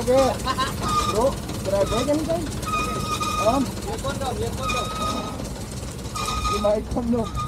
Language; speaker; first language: Indonesian; non-native, learner; English